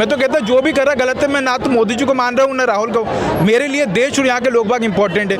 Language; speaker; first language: Hindi; native; Hindi